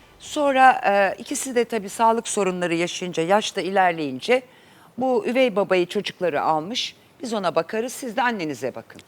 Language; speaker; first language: Turkish; native; Turkish